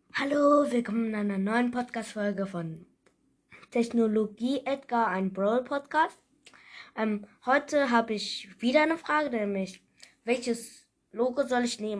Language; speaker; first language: German; native; German